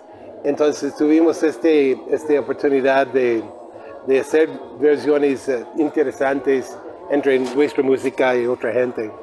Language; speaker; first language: Spanish; non-native, fluent; English